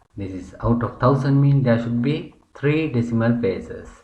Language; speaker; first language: English; non-native, local second language; Sinhala